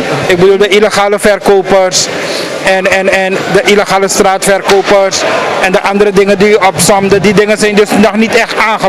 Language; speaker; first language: Dutch; native; Dutch